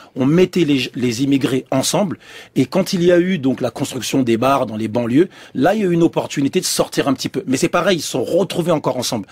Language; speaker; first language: French; early bilingual, other home language; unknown